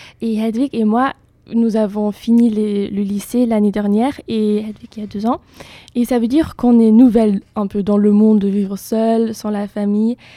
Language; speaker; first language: French; non-native, fluent; German